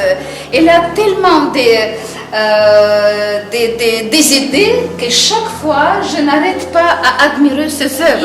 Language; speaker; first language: French; non-native, fluent; Russian